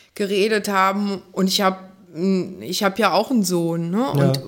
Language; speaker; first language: German; native; German